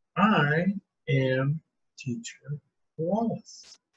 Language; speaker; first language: English; native; English